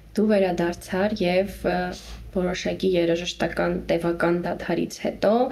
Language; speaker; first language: Armenian; native; Armenian